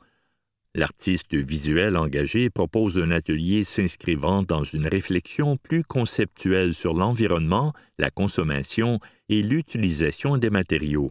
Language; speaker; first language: French; native; French